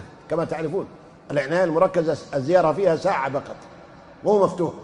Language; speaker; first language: Arabic; native; Arabic